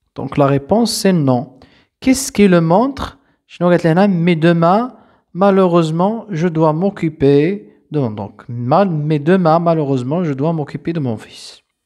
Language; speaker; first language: French; non-native, local second language; Arabic